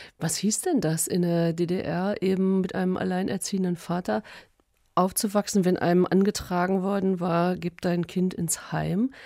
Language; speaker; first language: German; native; German